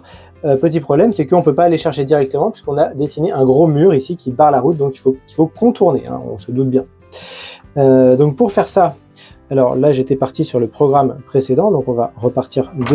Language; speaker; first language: French; native; French